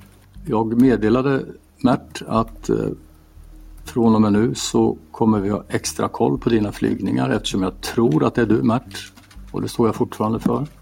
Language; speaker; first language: Swedish; native; Swedish